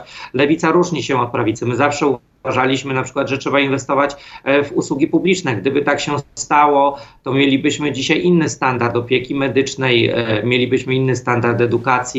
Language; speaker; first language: Polish; native; Polish